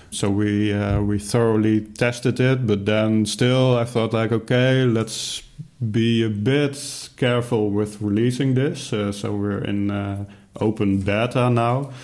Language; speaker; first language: English; non-native, fluent; Dutch